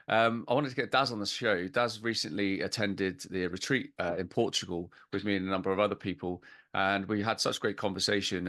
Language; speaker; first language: English; native; English